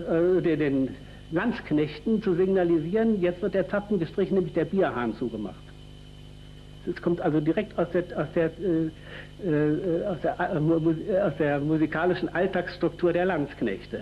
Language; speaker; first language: German; native; German